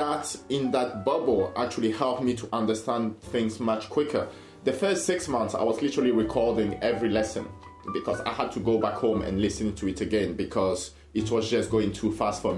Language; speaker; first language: English; non-native, fluent; French